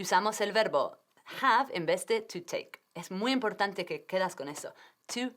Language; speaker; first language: Spanish; non-native, fluent; English